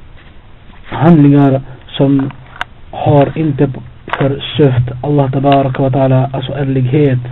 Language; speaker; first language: Swedish; non-native, fluent; Albanian